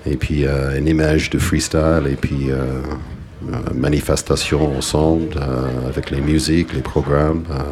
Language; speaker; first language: French; non-native, fluent; English